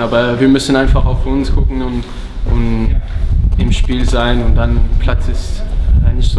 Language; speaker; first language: German; non-native, fluent; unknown